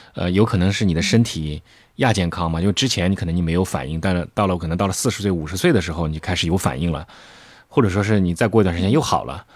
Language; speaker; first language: Chinese; native; Chinese